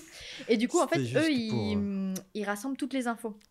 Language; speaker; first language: French; native; French